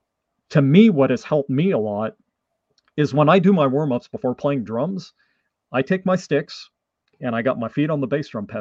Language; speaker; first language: English; non-native, fluent; French